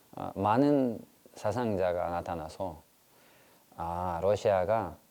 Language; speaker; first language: Korean; non-native, fluent; Russian